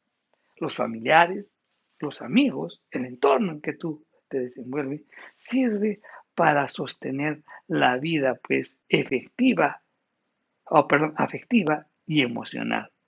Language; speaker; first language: Spanish; native; Spanish